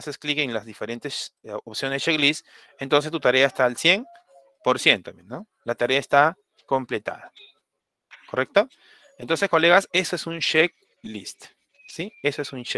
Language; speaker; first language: Spanish; native; Spanish